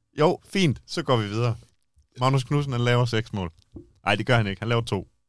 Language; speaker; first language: Danish; native; Danish